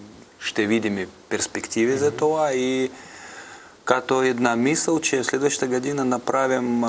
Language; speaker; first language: Bulgarian; non-native, fluent; Russian